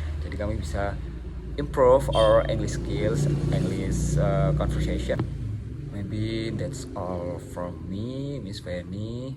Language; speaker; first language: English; non-native, learner; Indonesian